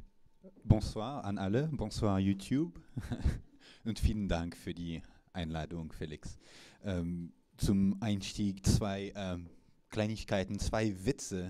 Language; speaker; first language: German; non-native, fluent; French